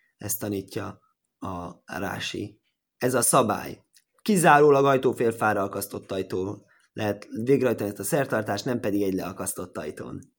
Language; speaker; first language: Hungarian; early bilingual, heritage; Hungarian